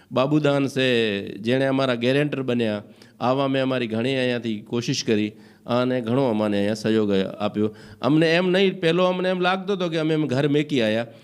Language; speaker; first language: Gujarati; early bilingual, heritage; Gujarati